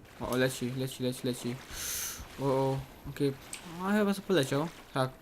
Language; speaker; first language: Polish; native; Polish